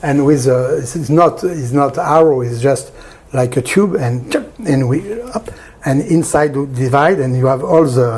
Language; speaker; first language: English; non-native, learner; French